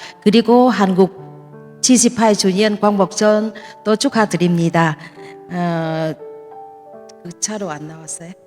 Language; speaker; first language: Korean; non-native, learner; Vietnamese